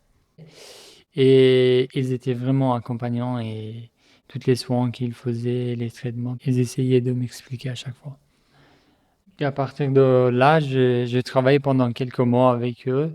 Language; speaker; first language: French; non-native, fluent; Persian